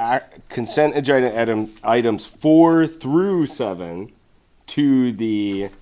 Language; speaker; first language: English; native; English